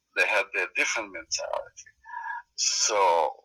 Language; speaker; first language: English; non-native, fluent; Ukrainian